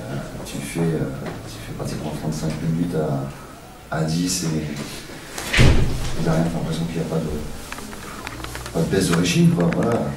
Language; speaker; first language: French; native; French